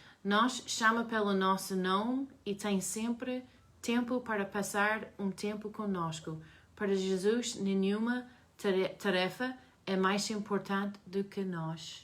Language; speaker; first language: Portuguese; non-native, learner; English